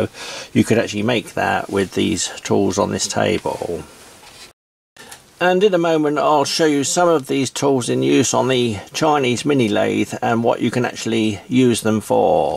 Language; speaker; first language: English; native; English